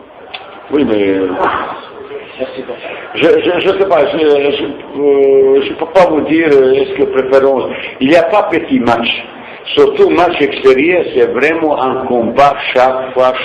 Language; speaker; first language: French; non-native, fluent; Bosnian